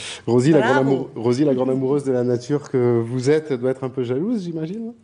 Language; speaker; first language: French; native; French